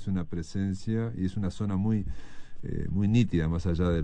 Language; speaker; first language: Spanish; native; Spanish